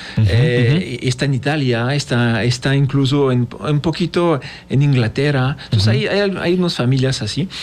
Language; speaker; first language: Spanish; non-native, fluent; French